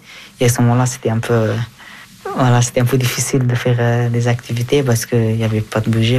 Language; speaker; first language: French; early bilingual, other home language; Persian